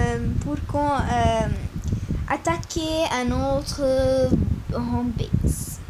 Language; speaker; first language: French; non-native, learner; Arabic